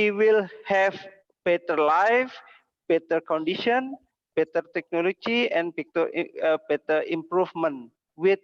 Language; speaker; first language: English; non-native, learner; Indonesian